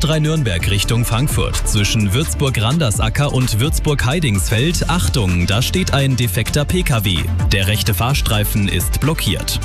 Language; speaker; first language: German; native; German